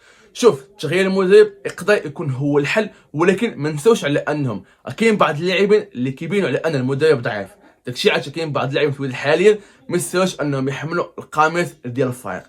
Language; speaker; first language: Arabic; native; Arabic